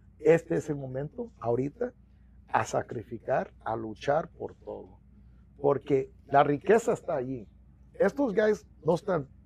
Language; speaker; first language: Spanish; early bilingual, heritage; Spanish